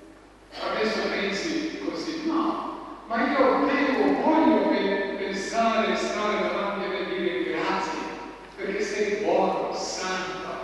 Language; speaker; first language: Italian; non-native, fluent; Croatian